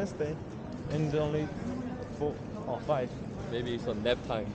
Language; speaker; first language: English; non-native, learner; Chinese